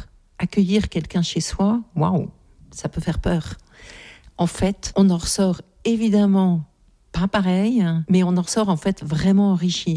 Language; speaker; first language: French; native; French